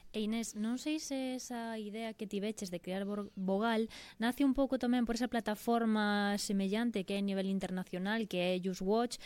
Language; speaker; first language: Galician; native; Galician